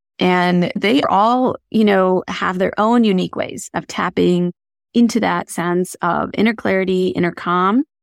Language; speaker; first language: English; early bilingual, other home language; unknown